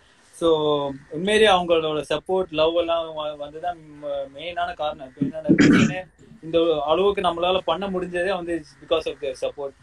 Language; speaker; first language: Tamil; native; Tamil